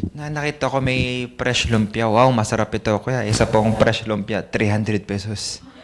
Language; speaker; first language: Filipino; native; Filipino